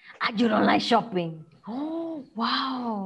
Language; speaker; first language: English; non-native, fluent; Spanish